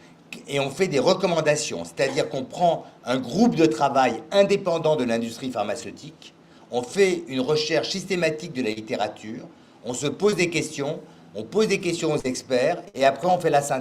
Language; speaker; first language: French; native; French